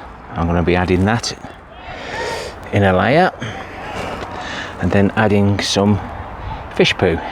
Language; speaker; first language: English; native; English